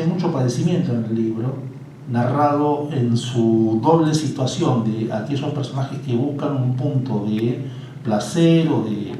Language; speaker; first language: Spanish; native; Spanish